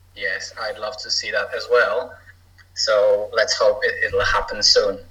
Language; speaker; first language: English; non-native, fluent; Polish